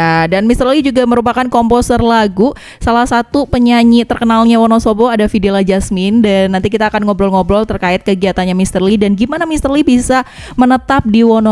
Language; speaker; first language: Indonesian; native; Indonesian